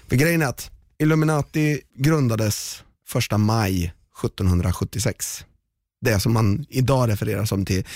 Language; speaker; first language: Swedish; native; Swedish